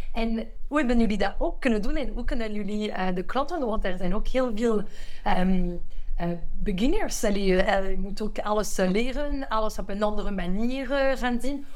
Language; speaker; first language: Dutch; non-native, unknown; French